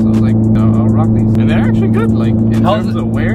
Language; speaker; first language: English; native; English